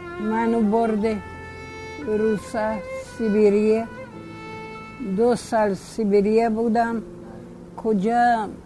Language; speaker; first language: Persian; early bilingual, other home language; Polish